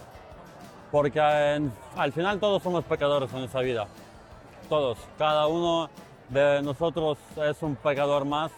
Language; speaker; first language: Spanish; non-native, fluent; Ukrainian